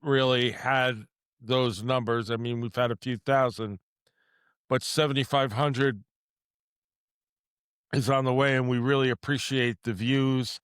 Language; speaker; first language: English; native; English